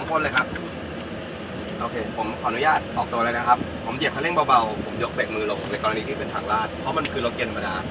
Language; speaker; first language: Thai; native; Thai